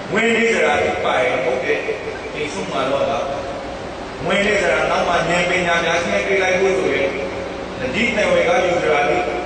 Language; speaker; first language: Burmese; native; Burmese